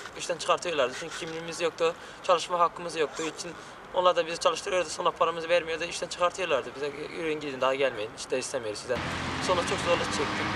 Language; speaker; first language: Turkish; non-native, learner; Persian